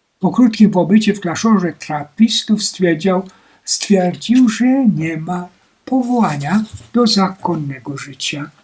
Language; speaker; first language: Polish; native; Polish